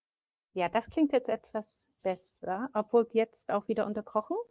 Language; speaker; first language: German; native; German